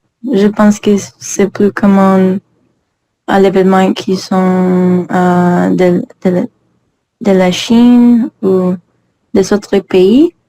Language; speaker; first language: French; non-native, learner; English